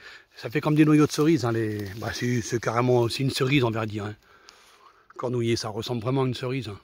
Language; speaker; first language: French; native; French